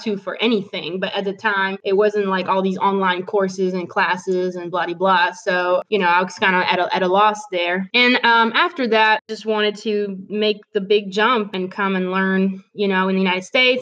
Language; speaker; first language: English; non-native, fluent; French